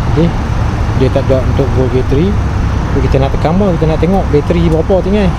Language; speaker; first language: Malay; native; Malay